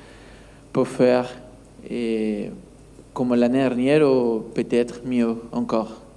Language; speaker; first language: French; non-native, learner; Spanish